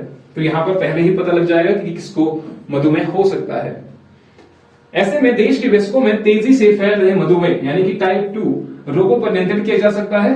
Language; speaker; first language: Hindi; native; Hindi